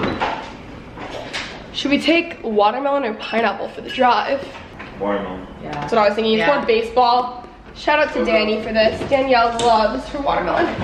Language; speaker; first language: English; native; English